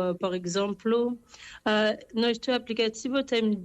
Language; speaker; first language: Portuguese; non-native, fluent; French